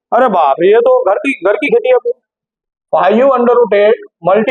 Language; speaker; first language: Hindi; non-native, local second language; Marathi